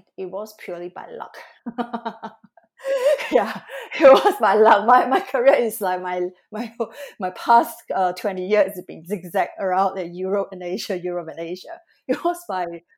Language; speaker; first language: English; non-native, local second language; Cantonese